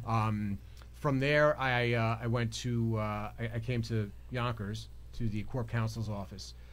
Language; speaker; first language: English; native; English